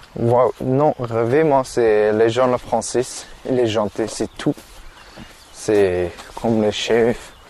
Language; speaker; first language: French; non-native, learner; Persian